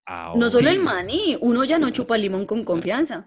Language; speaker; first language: Spanish; native; Spanish